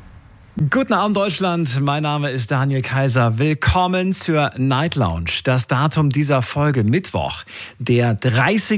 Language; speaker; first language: German; native; German